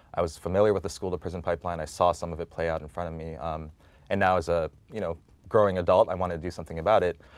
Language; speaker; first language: English; native; English